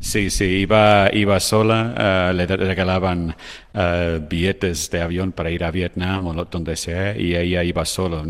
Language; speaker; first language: Spanish; non-native, fluent; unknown